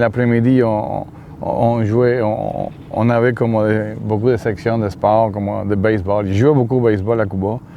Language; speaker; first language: French; non-native, fluent; Spanish